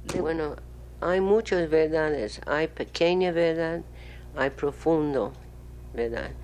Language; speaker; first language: Spanish; non-native, learner; English